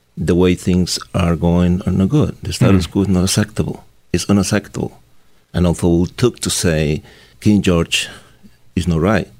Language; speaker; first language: English; non-native, fluent; Spanish